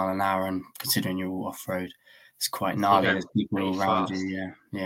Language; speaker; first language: English; native; English